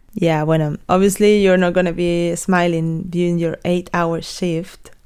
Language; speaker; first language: English; non-native, fluent; Spanish